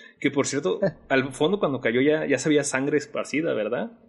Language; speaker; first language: Spanish; native; Spanish